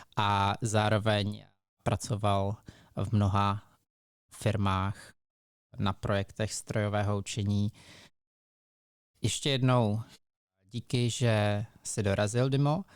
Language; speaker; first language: Czech; native; Czech